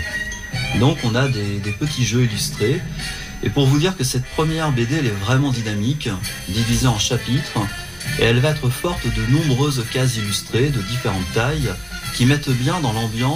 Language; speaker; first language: French; native; French